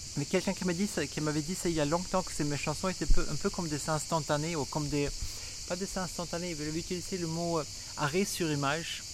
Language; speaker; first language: French; non-native, fluent; Swedish